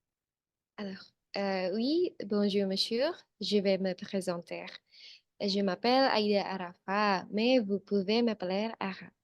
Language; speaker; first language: French; non-native, learner; Indonesian